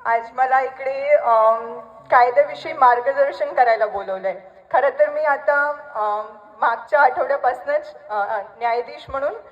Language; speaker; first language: Marathi; non-native, local second language; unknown